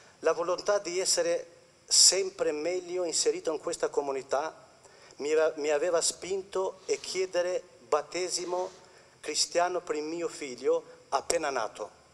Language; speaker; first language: Italian; non-native, fluent; Albanian